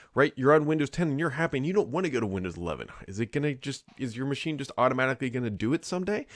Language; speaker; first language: English; native; English